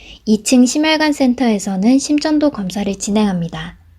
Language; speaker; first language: Korean; native; Korean